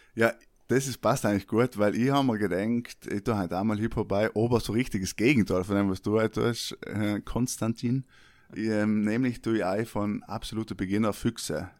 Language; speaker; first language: German; native; German